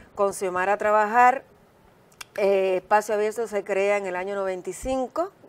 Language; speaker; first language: Spanish; native; Spanish